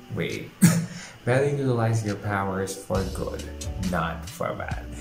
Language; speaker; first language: English; non-native, local second language; Filipino